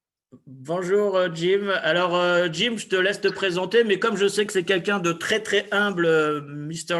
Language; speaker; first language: French; native; French